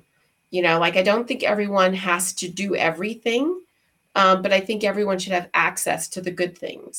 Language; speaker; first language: English; native; English